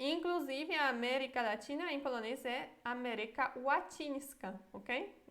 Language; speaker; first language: Portuguese; non-native, fluent; Polish